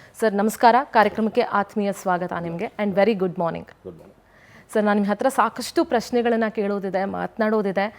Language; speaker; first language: Kannada; native; Kannada